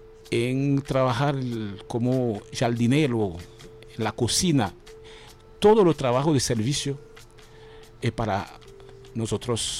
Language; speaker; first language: Spanish; non-native, fluent; Haitian Creole